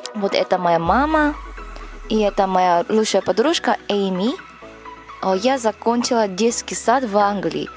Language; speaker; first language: Russian; non-native, fluent; Korean